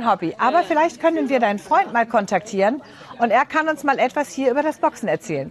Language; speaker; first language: German; native; German